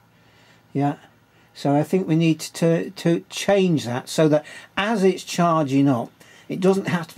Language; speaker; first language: English; native; English